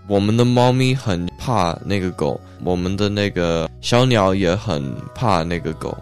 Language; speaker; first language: Chinese; early bilingual, heritage; Chinese